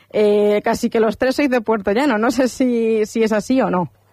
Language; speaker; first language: Spanish; native; Spanish